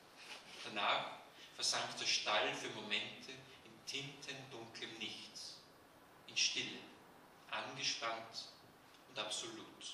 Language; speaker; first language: German; native; German